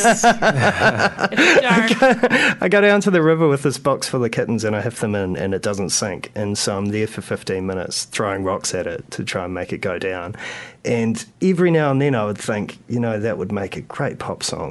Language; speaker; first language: English; native; English